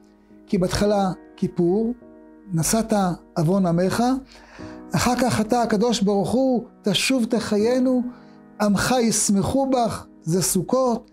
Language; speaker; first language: Hebrew; native; Hebrew